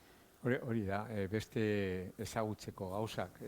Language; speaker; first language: Basque; non-native, local second language; Spanish